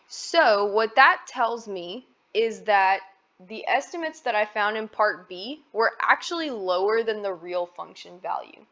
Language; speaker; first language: English; native; English